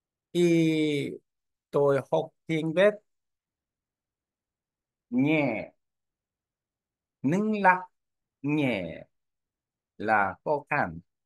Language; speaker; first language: Vietnamese; non-native, learner; Korean